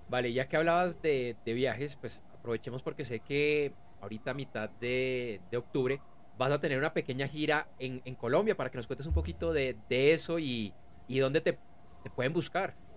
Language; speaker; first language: Spanish; native; Spanish